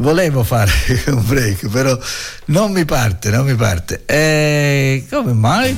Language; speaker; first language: Italian; native; Italian